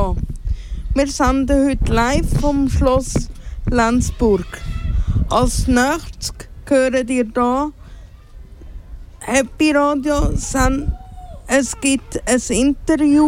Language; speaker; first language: German; native; German